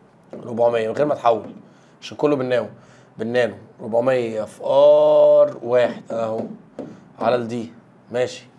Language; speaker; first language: Arabic; native; Arabic